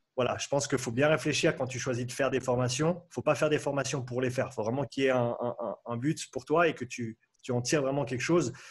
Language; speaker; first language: French; native; French